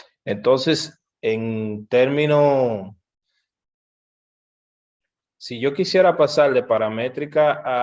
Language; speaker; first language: Spanish; native; Spanish